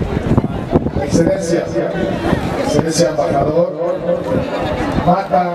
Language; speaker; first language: Spanish; non-native, fluent; Arabic